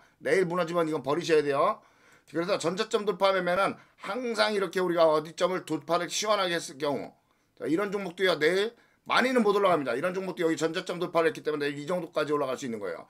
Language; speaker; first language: Korean; native; Korean